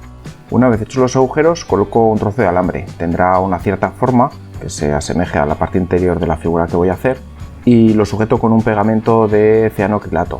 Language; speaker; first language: Spanish; native; Spanish